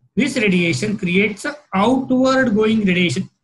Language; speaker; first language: English; non-native, local second language; Marathi